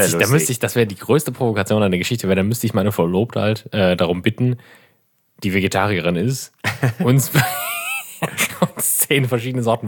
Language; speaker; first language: German; native; German